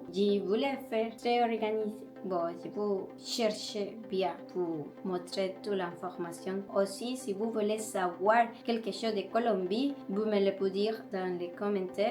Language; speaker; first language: French; non-native, learner; Spanish